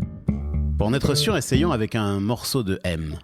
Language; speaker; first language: French; native; French